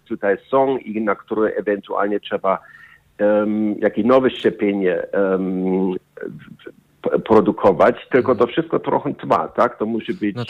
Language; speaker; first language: Polish; non-native, learner; German